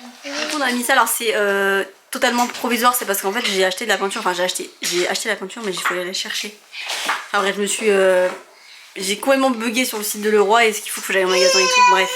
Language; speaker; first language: French; native; French